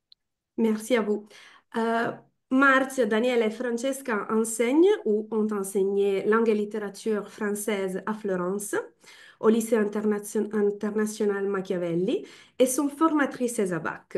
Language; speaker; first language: French; non-native, fluent; Italian